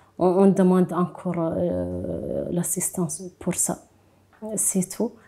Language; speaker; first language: French; non-native, local second language; Arabic